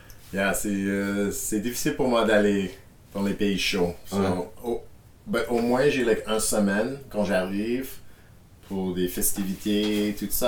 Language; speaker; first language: French; non-native, fluent; English